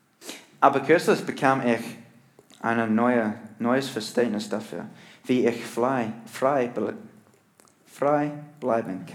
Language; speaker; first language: German; non-native, learner; English